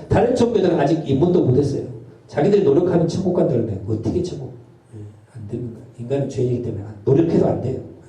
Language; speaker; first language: Korean; native; Korean